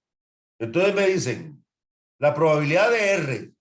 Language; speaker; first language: Spanish; native; Spanish